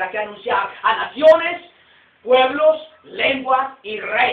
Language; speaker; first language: Spanish; native; Spanish